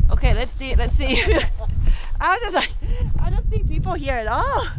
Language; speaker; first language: English; non-native, fluent; Thai